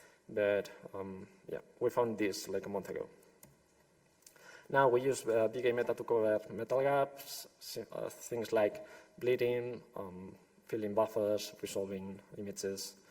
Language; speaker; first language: English; non-native, fluent; Spanish